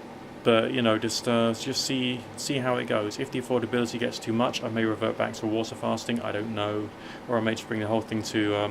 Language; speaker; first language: English; native; English